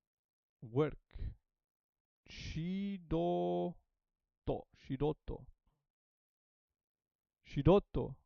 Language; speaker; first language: Japanese; non-native, learner; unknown